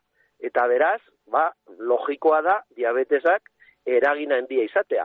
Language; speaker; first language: Basque; native; Basque